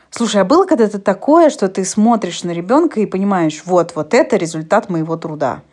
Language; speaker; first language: Russian; native; Russian